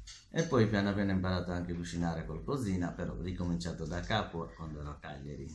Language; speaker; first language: Italian; non-native, learner; Bangla